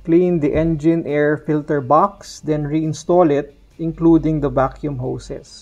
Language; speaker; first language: English; non-native, local second language; Filipino